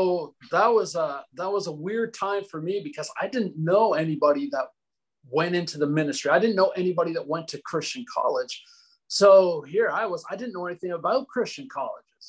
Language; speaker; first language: English; native; English